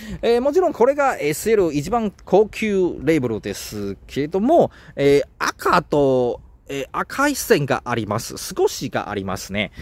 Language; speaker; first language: Japanese; non-native, learner; Chinese